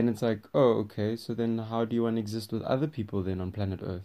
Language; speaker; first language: English; non-native, local second language; Tswana